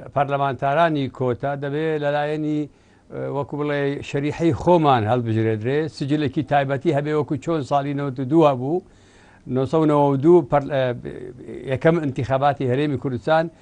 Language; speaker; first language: Central Kurdish; non-native, local second language; Assyrian Neo-Aramaic